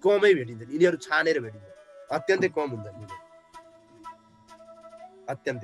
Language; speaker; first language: Nepali; native; Nepali